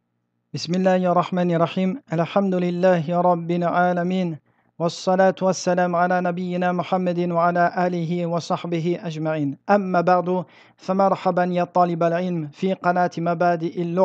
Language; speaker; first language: Arabic; non-native, fluent; French